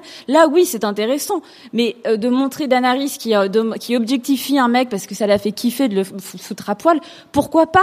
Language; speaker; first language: French; native; French